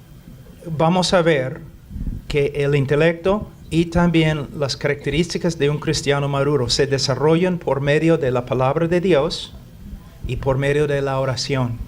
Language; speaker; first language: Spanish; non-native, fluent; English